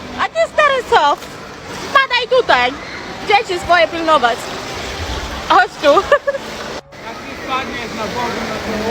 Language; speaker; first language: Polish; non-native, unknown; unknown